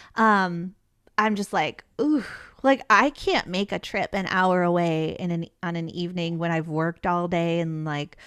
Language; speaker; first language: English; native; English